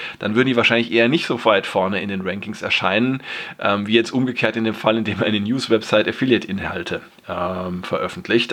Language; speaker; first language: German; native; German